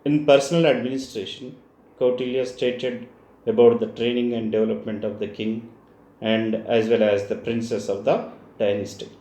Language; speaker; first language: English; non-native, local second language; Telugu